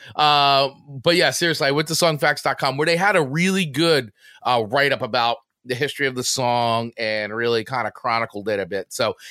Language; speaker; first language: English; native; English